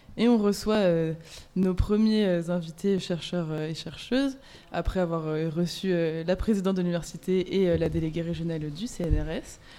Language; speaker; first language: French; native; French